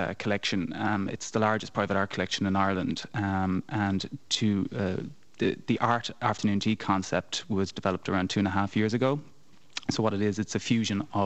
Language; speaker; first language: English; native; English